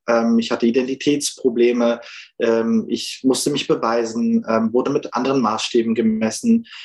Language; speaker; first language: German; early bilingual, other home language; Turkish